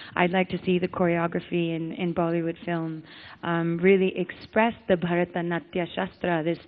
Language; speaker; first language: English; native; English